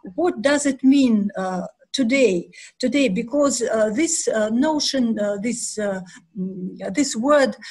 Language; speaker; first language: English; non-native, fluent; Russian